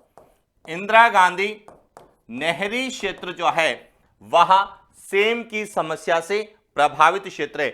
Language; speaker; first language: Hindi; native; Hindi